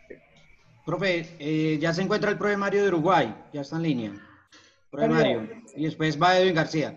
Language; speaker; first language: Spanish; native; Spanish